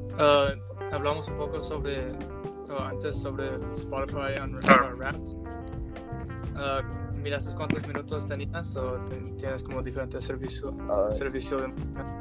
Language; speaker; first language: Spanish; non-native, learner; English